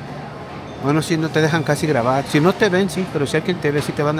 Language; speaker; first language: Spanish; native; Spanish